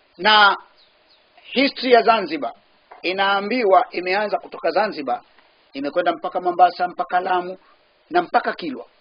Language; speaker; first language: Swahili; native; Swahili